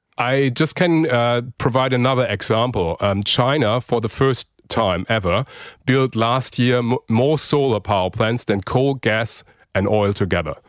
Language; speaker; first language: English; non-native, fluent; German